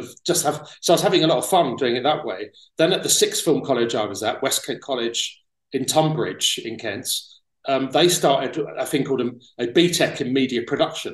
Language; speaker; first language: English; native; English